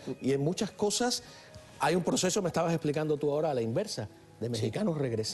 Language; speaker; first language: Spanish; native; Spanish